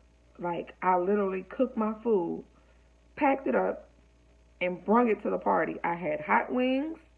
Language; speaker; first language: English; native; English